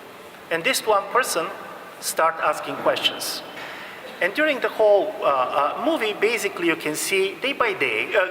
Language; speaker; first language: English; non-native, fluent; Bulgarian